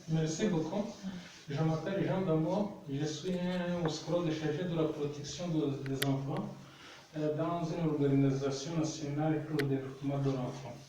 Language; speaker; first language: French; non-native, local second language; Rundi